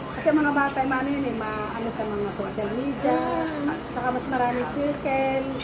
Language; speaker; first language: Filipino; native; Filipino